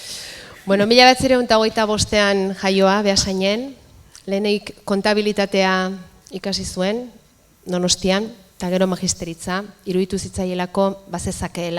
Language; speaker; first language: Basque; native; Basque